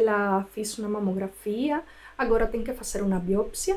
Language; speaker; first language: Portuguese; non-native, fluent; Spanish